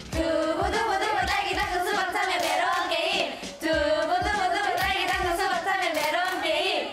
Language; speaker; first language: Korean; native; Korean